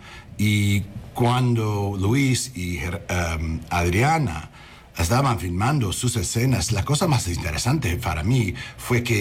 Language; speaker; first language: Spanish; early bilingual, heritage; English